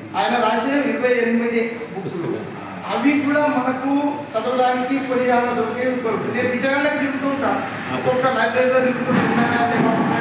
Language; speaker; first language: Telugu; native; Telugu